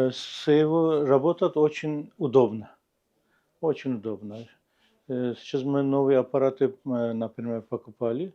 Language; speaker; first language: Russian; non-native, local second language; Abkhazian